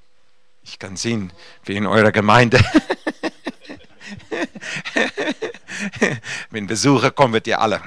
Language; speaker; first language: German; non-native, fluent; English